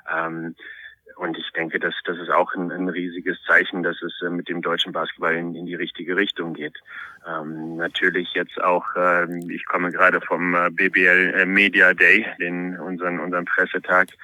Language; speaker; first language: German; non-native, fluent; Polish